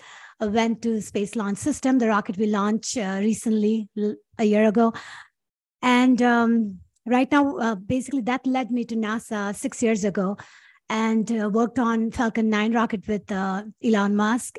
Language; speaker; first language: English; non-native, local second language; Urdu